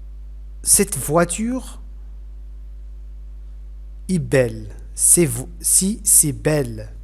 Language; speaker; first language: French; non-native, fluent; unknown